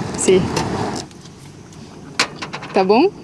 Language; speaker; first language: Portuguese; non-native, learner; French